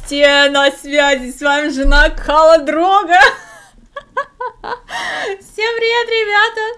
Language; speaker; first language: Russian; native; Russian